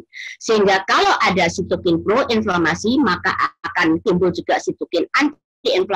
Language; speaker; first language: Indonesian; native; Indonesian